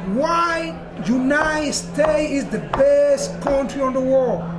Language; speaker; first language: English; non-native, learner; Spanish